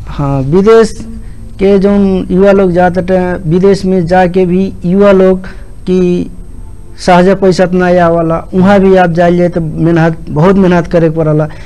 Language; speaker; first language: Bhojpuri; non-native, local second language; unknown